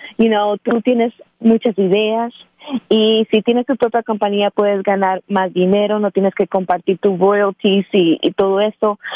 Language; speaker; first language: Spanish; early bilingual, heritage; Spanish